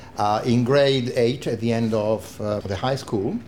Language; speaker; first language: English; non-native, fluent; Italian